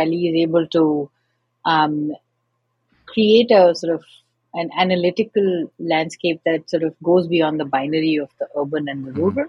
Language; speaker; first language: English; native; English